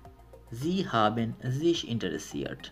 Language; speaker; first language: German; non-native, fluent; Bangla